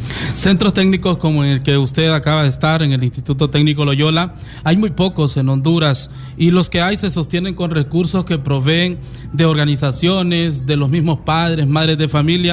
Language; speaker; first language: Spanish; native; Spanish